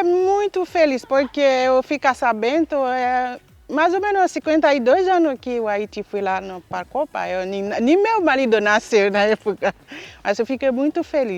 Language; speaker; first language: Portuguese; non-native, learner; Haitian Creole